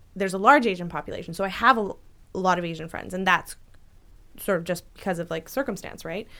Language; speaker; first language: English; native; English